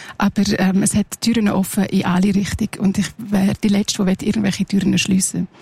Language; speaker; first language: German; non-native, local second language; Romansh